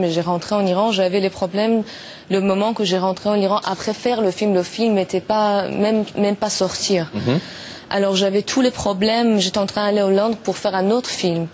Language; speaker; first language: French; non-native, learner; Persian